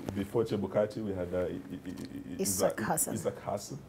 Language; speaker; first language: English; non-native, local second language; Luyia